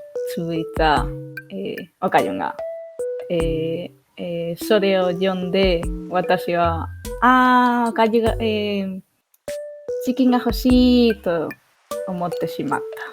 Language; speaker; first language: Japanese; non-native, fluent; English